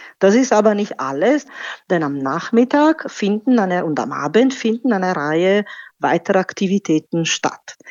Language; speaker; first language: German; native; German